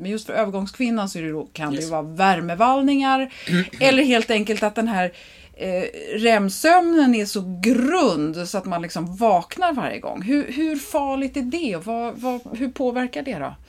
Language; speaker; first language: Swedish; native; Swedish